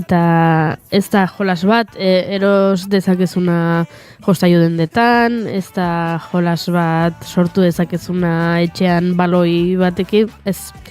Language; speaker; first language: Basque; native; Basque